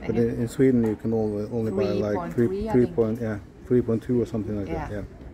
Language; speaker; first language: English; non-native, fluent; Norwegian